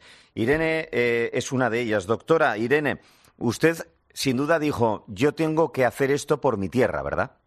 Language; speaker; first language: Spanish; native; Spanish